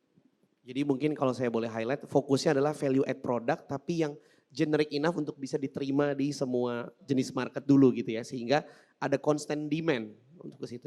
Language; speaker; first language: Indonesian; native; Indonesian